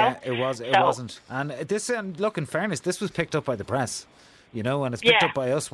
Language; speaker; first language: English; native; English